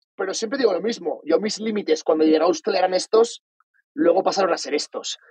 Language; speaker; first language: Spanish; native; Spanish